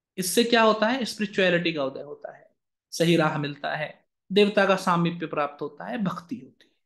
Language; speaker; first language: Hindi; native; Hindi